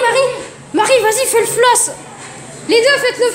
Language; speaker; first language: French; native; French